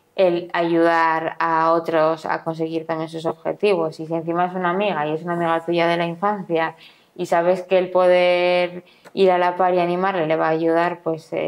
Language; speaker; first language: Spanish; native; Spanish